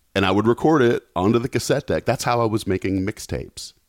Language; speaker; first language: English; native; English